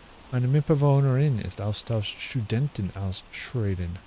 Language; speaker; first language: German; non-native, learner; English